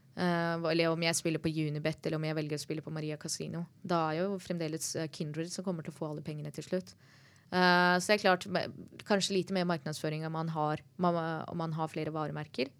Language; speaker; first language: Norwegian; early bilingual, other home language; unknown